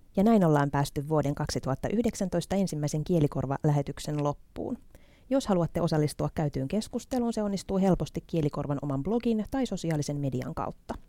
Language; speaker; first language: Finnish; native; Finnish